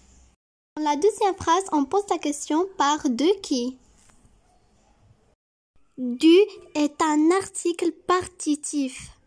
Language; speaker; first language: French; non-native, local second language; Arabic